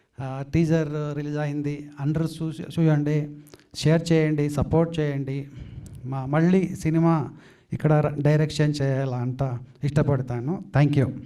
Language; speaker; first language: Telugu; non-native, learner; Kannada